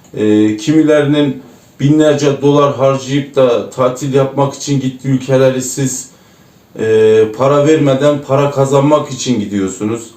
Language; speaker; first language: Turkish; native; Turkish